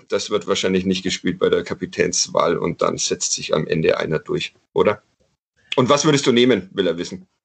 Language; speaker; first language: German; native; German